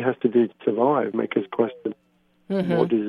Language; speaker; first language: English; native; English